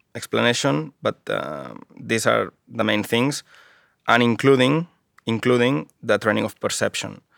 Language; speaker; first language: English; non-native, fluent; Spanish